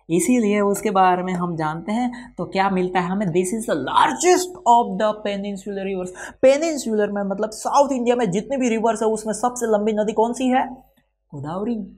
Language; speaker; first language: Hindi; non-native, local second language; Gujarati